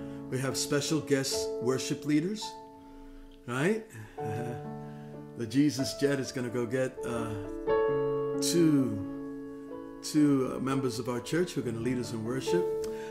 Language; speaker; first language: English; early bilingual, other home language; Spanish